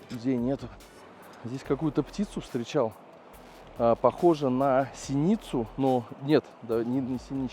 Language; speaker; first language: Russian; native; Russian